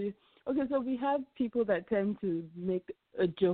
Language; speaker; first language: English; non-native, local second language; Yoruba